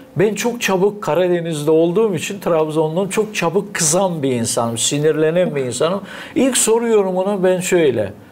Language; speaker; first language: Turkish; native; Turkish